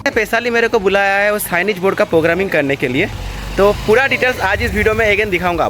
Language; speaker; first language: Hindi; non-native, local second language; Odia